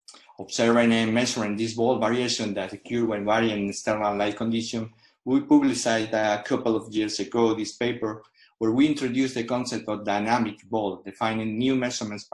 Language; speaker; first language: English; non-native, fluent; Spanish